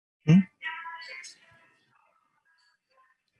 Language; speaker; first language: Chinese; non-native, learner; Indonesian